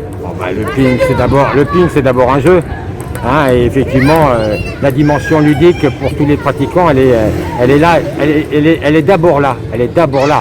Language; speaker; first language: French; native; French